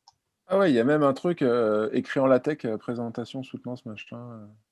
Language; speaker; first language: French; native; French